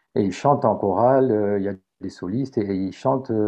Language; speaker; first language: French; native; French